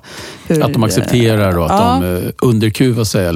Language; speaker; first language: Swedish; native; Swedish